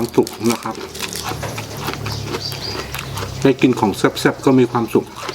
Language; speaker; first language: Thai; non-native, local second language; Northeastern Thai